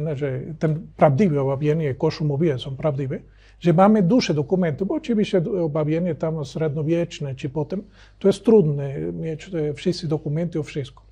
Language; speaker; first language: Polish; non-native, learner; Spanish